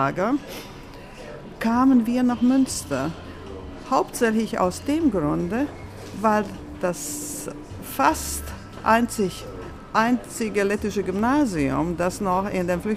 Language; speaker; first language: German; early bilingual, other home language; Latvian